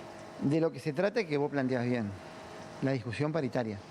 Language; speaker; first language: Spanish; native; Spanish